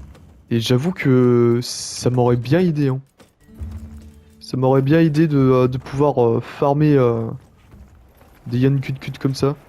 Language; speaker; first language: French; native; French